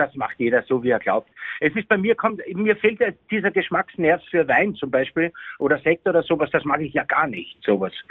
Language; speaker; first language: German; native; German